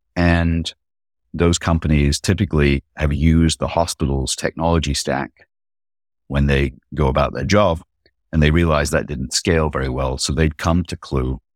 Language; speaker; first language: English; native; English